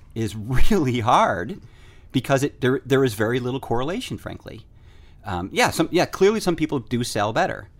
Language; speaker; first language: English; native; English